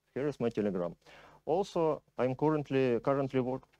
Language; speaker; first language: English; non-native, fluent; Ukrainian